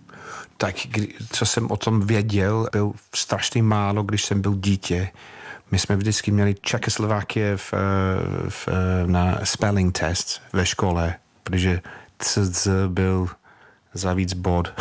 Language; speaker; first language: Czech; non-native, fluent; English